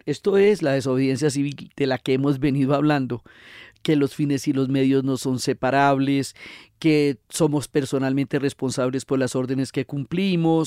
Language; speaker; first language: Spanish; native; Spanish